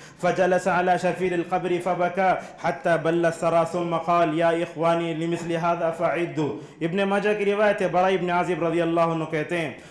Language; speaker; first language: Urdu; native; Urdu